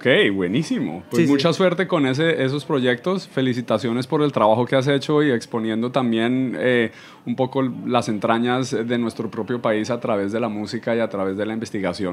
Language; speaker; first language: Spanish; native; Spanish